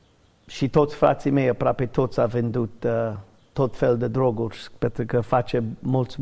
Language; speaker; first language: Romanian; non-native, fluent; English